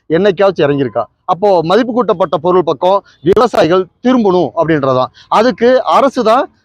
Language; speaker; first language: Tamil; native; Tamil